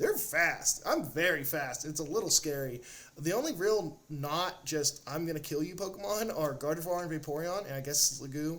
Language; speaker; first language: English; native; English